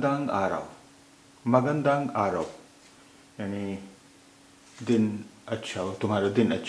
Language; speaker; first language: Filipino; non-native, fluent; Hindi